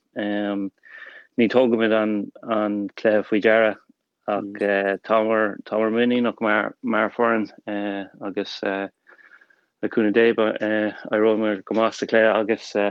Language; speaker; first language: Irish; non-native, local second language; English